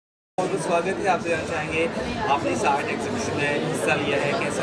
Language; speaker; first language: Hindi; native; Hindi